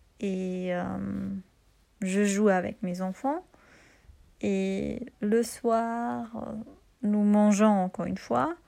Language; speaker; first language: French; non-native, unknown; German